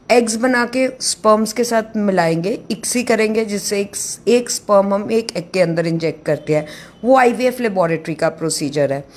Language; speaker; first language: Hindi; non-native, local second language; Punjabi